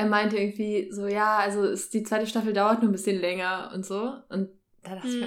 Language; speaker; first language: German; native; German